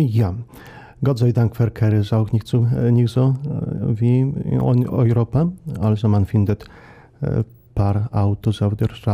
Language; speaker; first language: German; non-native, fluent; Polish